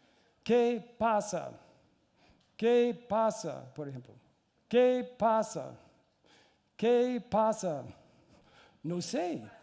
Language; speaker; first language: Spanish; non-native, learner; English